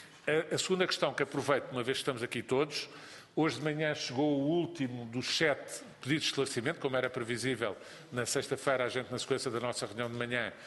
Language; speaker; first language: Portuguese; native; Portuguese